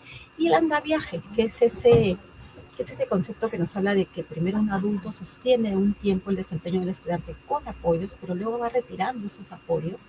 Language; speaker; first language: Spanish; native; Spanish